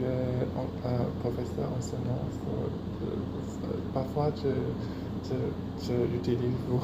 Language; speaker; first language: French; non-native, learner; Chinese